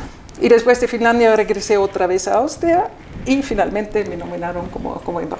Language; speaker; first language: Spanish; non-native, fluent; German